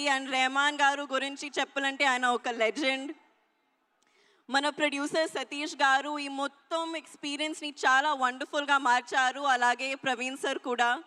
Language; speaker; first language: Telugu; non-native, learner; Hindi